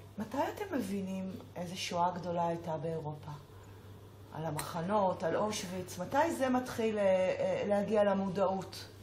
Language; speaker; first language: Hebrew; native; Hebrew